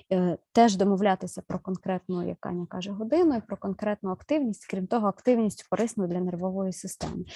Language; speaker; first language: Ukrainian; native; Ukrainian